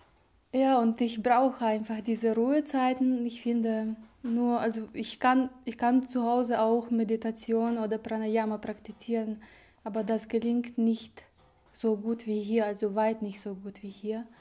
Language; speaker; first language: German; non-native, fluent; Russian